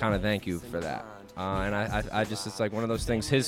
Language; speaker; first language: English; native; English